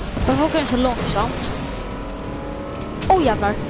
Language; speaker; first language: Swedish; native; Swedish